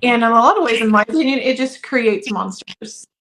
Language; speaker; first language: English; native; English